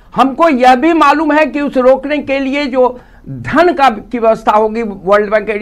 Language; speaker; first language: Hindi; native; Hindi